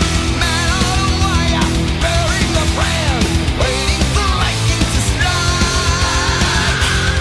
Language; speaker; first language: English; native; English